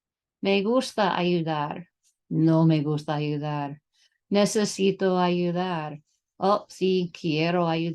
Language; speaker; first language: Spanish; non-native, fluent; English